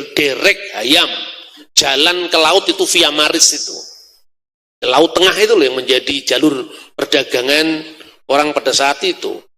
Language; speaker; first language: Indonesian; non-native, local second language; Javanese